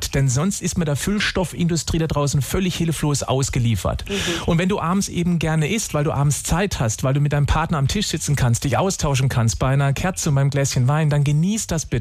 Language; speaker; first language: German; native; German